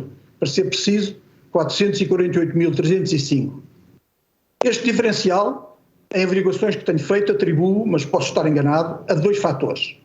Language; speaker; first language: Portuguese; native; Portuguese